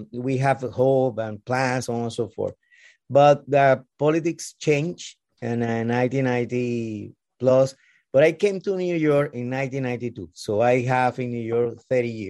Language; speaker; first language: English; non-native, learner; Spanish